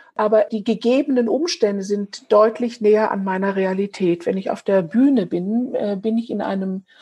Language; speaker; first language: German; native; German